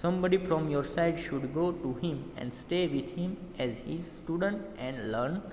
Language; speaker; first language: English; non-native, local second language; Gujarati